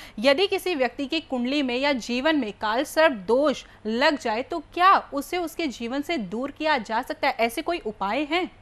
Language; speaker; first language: Hindi; native; Hindi